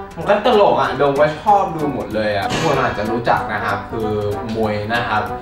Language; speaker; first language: Thai; early bilingual, heritage; English